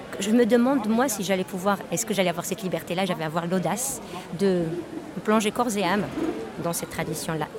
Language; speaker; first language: French; non-native, local second language; Arabic